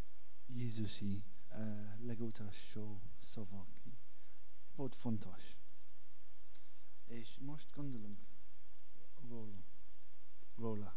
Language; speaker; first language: Hungarian; non-native, learner; English